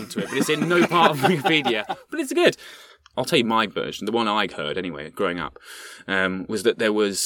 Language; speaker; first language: English; native; English